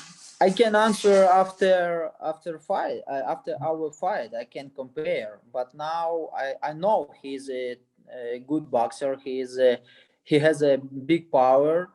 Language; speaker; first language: English; non-native, learner; Russian